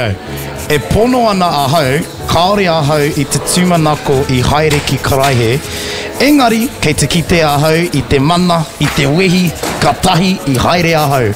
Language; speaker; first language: Māori; non-native, local second language; English